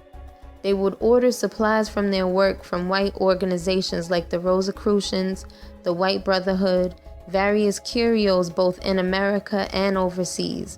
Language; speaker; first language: English; native; English